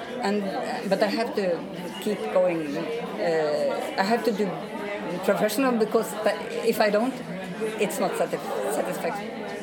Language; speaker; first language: English; non-native, fluent; Norwegian